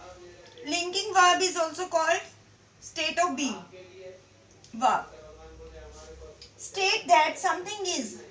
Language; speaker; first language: English; non-native, local second language; Hindi